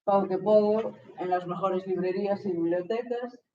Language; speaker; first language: Spanish; non-native, local second language; Galician